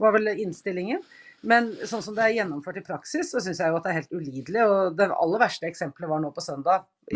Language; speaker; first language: Swedish; native; Swedish